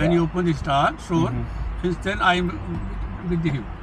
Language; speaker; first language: English; non-native, learner; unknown